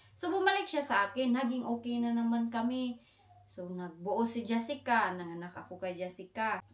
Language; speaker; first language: Filipino; non-native, local second language; Cebuano